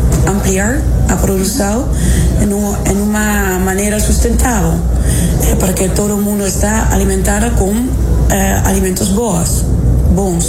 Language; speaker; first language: Portuguese; non-native, fluent; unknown